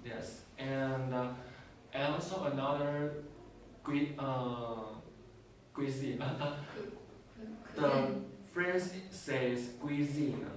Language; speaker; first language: English; non-native, learner; Chinese